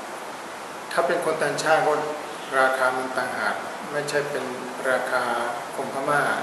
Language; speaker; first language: Thai; non-native, fluent; Burmese